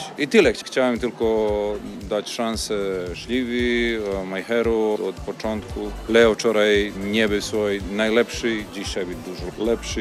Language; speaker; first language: Polish; non-native, fluent; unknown